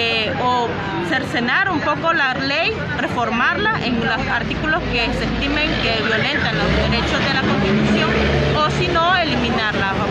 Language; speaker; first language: Spanish; native; Spanish